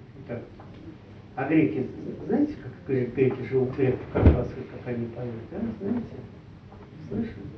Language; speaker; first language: Russian; native; Russian